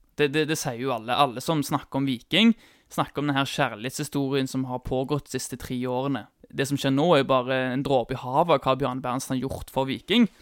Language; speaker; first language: Norwegian; native; Norwegian